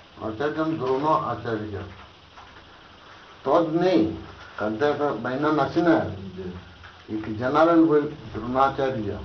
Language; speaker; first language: Russian; non-native, learner; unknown